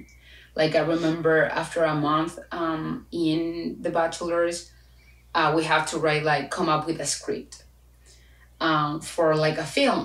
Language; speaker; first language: English; non-native, fluent; Spanish